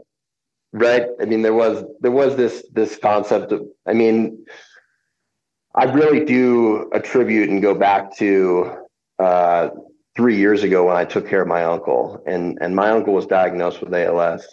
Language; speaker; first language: English; native; English